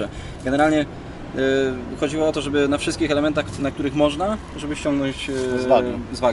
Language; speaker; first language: Polish; native; Polish